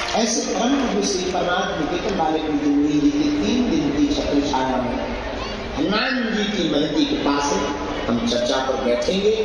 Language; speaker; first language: Hindi; native; Hindi